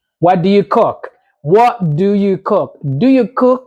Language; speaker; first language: English; non-native, fluent; Burmese